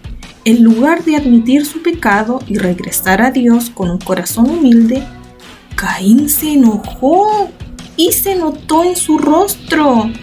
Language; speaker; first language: Spanish; native; Spanish